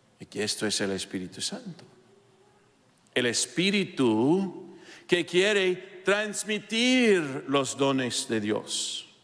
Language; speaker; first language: Spanish; non-native, fluent; English